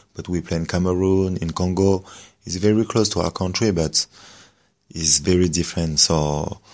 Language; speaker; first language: English; non-native, learner; French